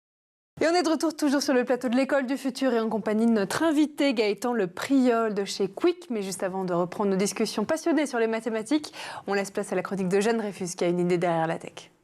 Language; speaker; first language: French; native; French